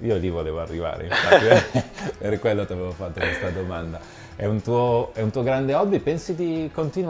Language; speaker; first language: Italian; native; Italian